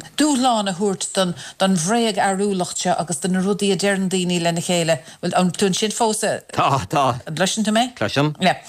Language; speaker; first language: Irish; non-native, local second language; English